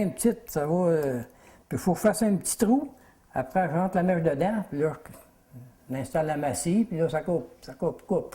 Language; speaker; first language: French; native; French